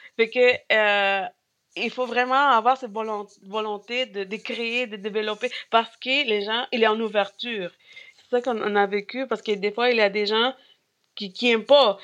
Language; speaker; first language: French; non-native, fluent; Spanish